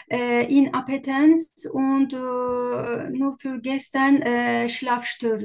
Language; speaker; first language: German; non-native, learner; Turkish